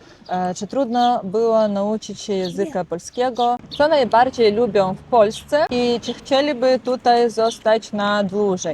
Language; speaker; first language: Polish; non-native, learner; Russian